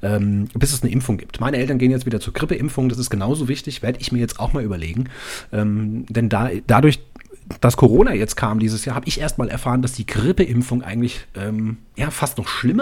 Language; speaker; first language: German; native; German